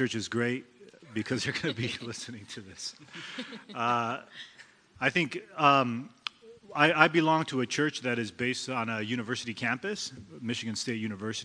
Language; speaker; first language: English; early bilingual, other home language; Spanish